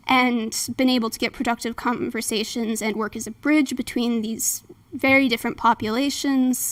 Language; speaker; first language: English; native; English